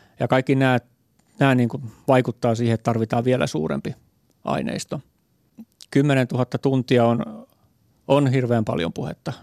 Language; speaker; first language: Finnish; native; Finnish